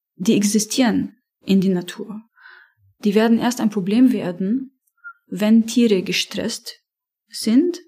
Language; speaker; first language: German; non-native, fluent; Arabic